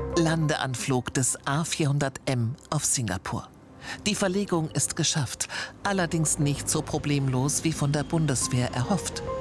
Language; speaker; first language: German; native; German